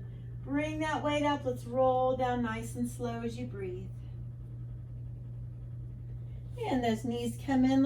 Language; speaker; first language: English; native; English